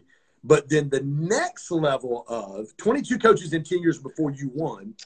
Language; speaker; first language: English; native; English